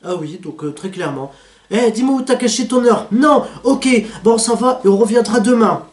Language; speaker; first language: French; native; French